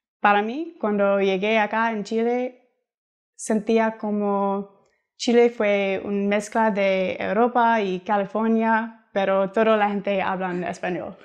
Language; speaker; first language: Spanish; non-native, learner; English